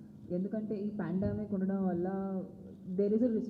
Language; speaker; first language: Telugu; non-native, fluent; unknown